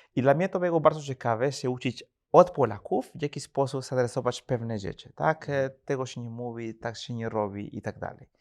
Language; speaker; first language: Polish; non-native, fluent; Spanish